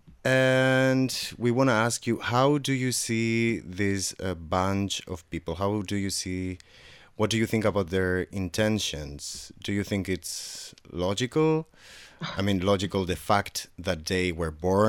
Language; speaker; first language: English; non-native, fluent; Spanish